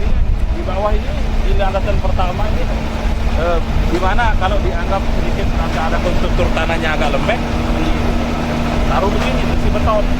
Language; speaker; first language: Indonesian; non-native, local second language; Sasak